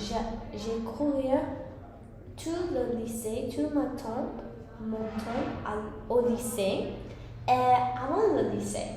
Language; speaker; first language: French; non-native, learner; English